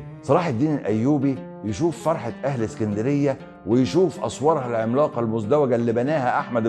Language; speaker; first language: Arabic; native; Arabic